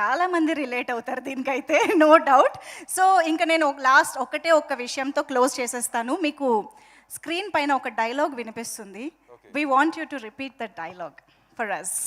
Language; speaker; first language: Telugu; native; Telugu